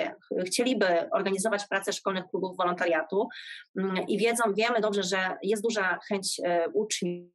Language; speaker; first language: Polish; native; Polish